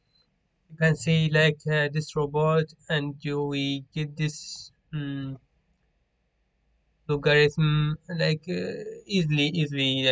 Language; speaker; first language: English; non-native, learner; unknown